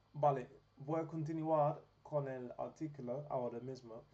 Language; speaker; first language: Spanish; non-native, learner; English